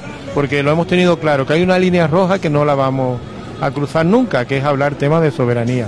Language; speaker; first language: Spanish; native; Spanish